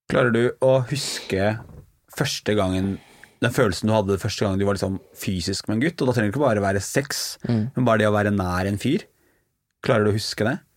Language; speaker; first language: Norwegian; native; Norwegian